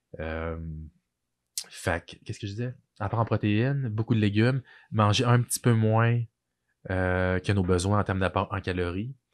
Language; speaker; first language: French; native; French